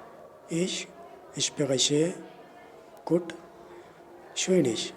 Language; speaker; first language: German; non-native, learner; Urdu